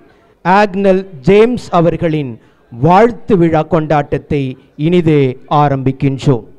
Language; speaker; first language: Tamil; native; Tamil